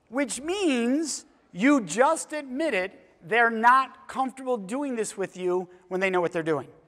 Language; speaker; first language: English; native; English